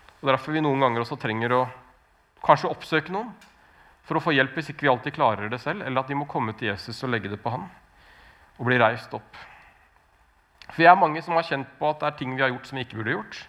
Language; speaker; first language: Norwegian; native; Norwegian